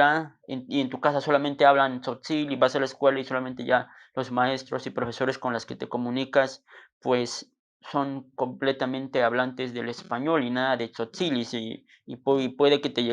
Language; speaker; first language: Spanish; non-native, local second language; Tzotzil